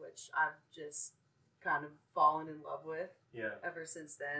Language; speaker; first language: English; native; English